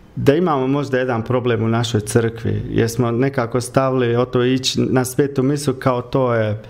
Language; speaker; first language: Croatian; early bilingual, heritage; Croatian